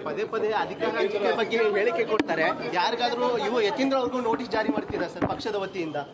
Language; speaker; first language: Kannada; native; Kannada